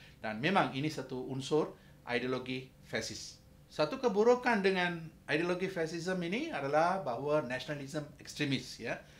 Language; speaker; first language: Malay; non-native, local second language; Tamil